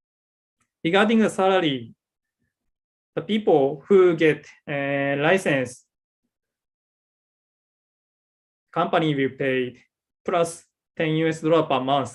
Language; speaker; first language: English; non-native, learner; Japanese